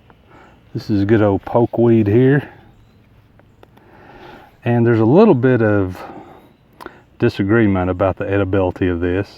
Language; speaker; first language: English; native; English